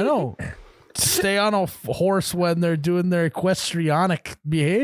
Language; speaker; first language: English; native; English